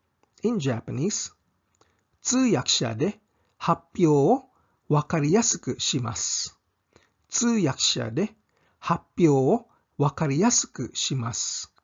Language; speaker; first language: Japanese; non-native, fluent; English